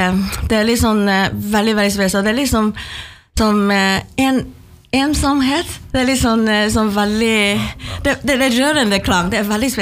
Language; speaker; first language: Norwegian; non-native, learner; Chinese